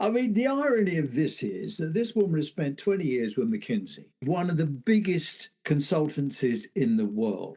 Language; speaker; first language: English; native; English